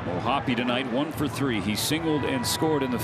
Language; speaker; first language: English; native; English